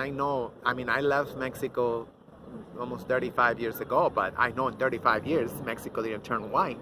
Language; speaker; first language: English; non-native, fluent; Spanish